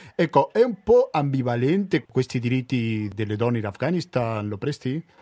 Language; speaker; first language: Italian; native; Italian